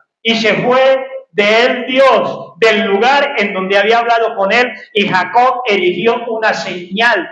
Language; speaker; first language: Spanish; native; Spanish